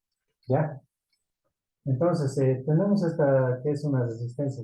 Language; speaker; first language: Spanish; native; Spanish